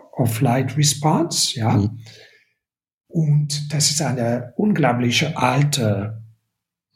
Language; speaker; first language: German; non-native, fluent; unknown